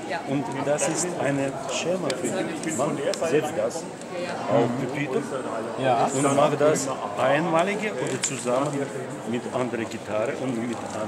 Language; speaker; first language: German; non-native, learner; Russian